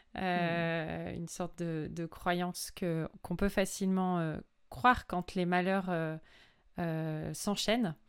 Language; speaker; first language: French; native; French